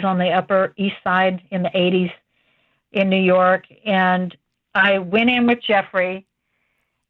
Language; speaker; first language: English; native; English